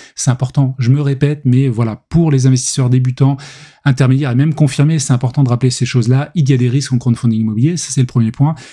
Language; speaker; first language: French; native; French